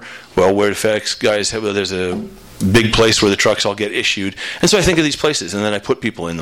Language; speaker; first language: English; native; English